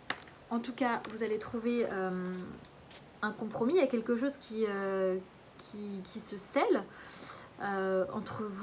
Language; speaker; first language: French; native; French